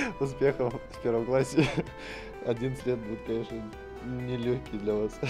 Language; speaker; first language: Russian; native; Russian